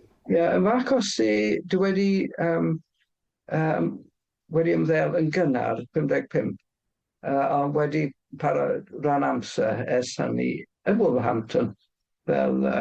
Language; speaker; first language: Welsh; non-native, fluent; English